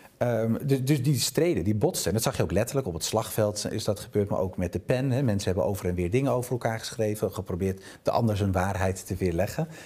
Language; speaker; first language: Dutch; native; Dutch